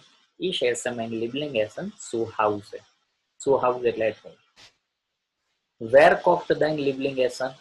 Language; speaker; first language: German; non-native, learner; Gujarati